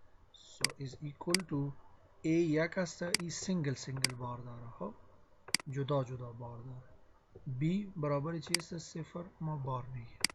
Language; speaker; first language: Persian; non-native, local second language; Pashto